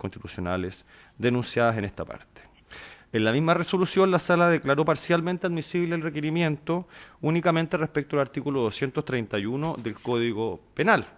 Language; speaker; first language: Spanish; native; Spanish